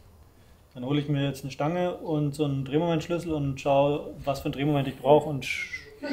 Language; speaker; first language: German; native; German